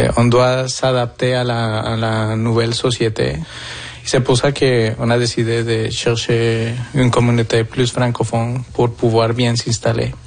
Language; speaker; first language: French; non-native, fluent; Spanish